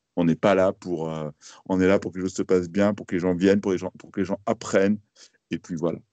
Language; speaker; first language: French; native; French